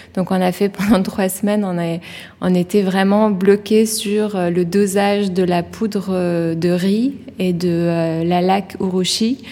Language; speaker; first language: French; early bilingual, other home language; Persian